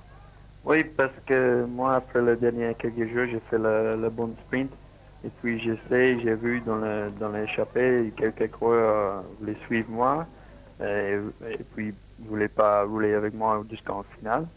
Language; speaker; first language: French; non-native, learner; Swedish